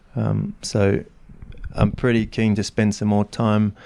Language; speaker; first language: English; native; English